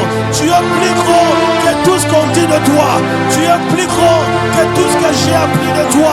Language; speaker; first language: French; non-native, local second language; Lingala